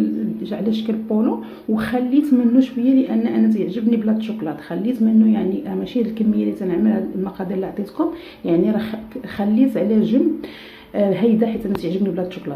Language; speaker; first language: Arabic; native; Arabic